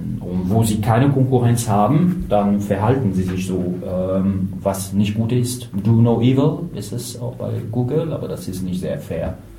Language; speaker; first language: German; non-native, fluent; French